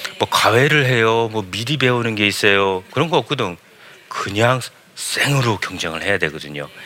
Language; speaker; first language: Korean; early bilingual, heritage; Korean